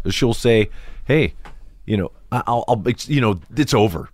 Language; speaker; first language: English; native; English